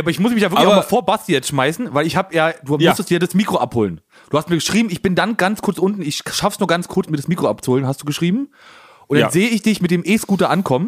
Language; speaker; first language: German; native; German